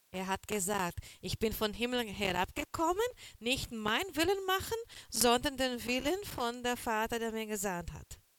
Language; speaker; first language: German; non-native, fluent; Portuguese